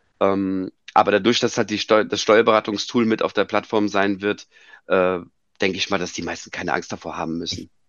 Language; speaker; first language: German; native; German